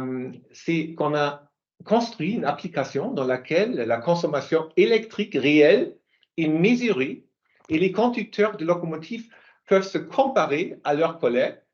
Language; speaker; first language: French; non-native, fluent; German